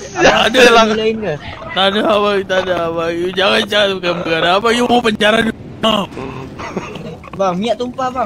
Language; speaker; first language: Malay; native; Malay